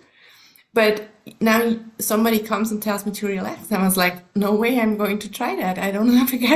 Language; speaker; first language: English; non-native, fluent; German